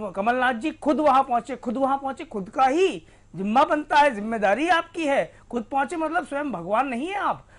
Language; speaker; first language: Hindi; native; Hindi